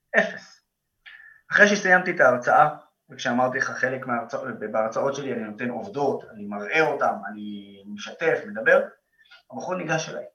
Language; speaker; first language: Hebrew; non-native, local second language; Arabic